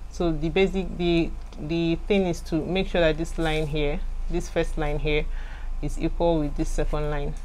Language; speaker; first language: English; non-native, local second language; Igbo